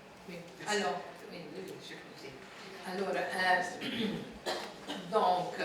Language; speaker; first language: French; non-native, fluent; Italian